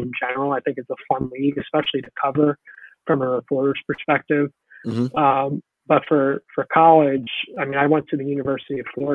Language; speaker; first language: English; native; English